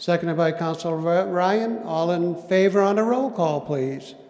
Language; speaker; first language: English; native; English